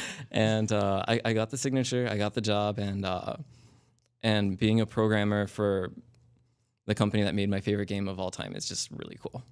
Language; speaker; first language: English; native; English